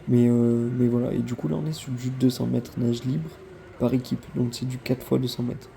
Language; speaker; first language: French; native; French